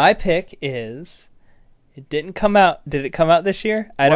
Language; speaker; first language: English; native; English